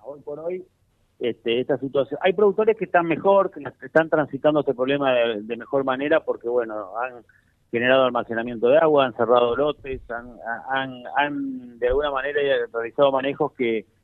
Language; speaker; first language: Spanish; native; Spanish